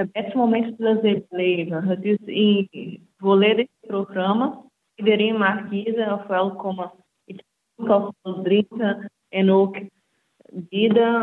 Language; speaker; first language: Dutch; non-native, learner; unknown